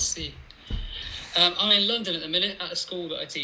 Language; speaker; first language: English; native; English